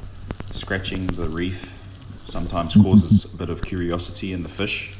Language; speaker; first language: English; native; English